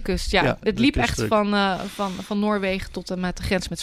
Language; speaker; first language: Dutch; native; Dutch